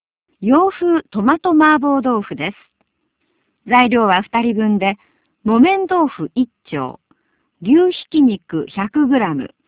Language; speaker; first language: Japanese; native; Japanese